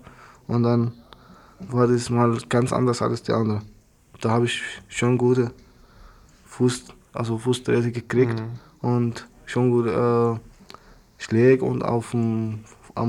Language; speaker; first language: German; non-native, learner; Arabic